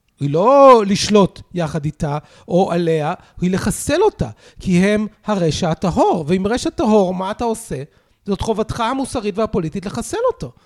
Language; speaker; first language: Hebrew; native; Hebrew